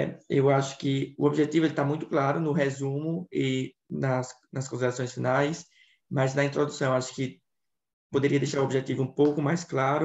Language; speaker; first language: Portuguese; native; Portuguese